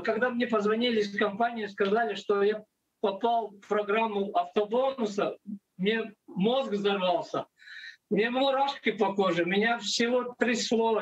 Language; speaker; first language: Russian; non-native, local second language; Latvian